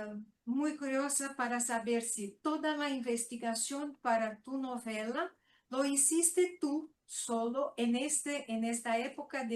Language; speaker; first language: Spanish; non-native, fluent; Portuguese